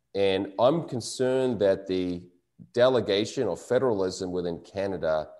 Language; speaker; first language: English; native; English